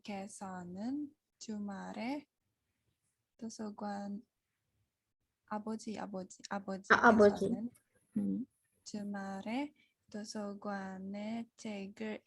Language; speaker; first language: Korean; non-native, learner; Indonesian